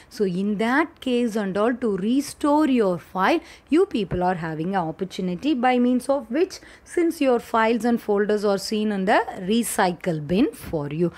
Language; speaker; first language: English; non-native, local second language; Tamil